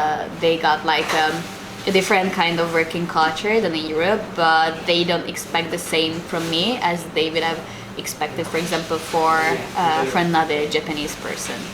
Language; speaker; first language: English; non-native, fluent; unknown